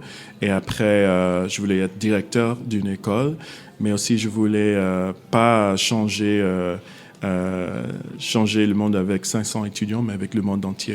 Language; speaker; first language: French; non-native, fluent; English